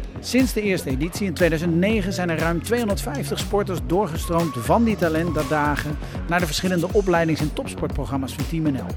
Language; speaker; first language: Dutch; native; Dutch